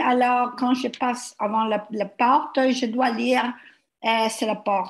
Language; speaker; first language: French; non-native, learner; Italian